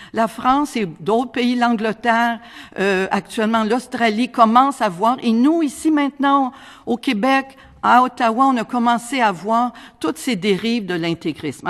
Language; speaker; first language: French; native; French